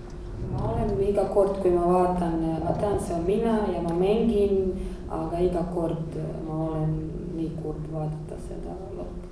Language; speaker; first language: Estonian; non-native, learner; Croatian